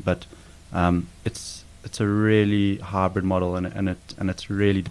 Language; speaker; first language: English; native; English